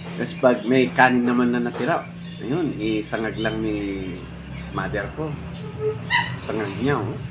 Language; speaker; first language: Filipino; non-native, local second language; Iloko